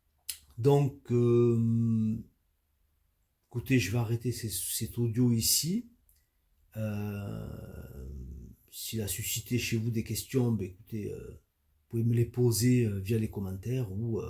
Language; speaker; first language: French; native; French